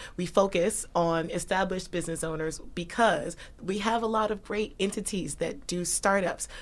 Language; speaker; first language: English; native; English